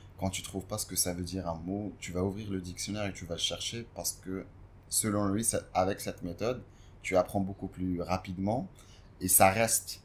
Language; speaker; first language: French; non-native, local second language; Arabic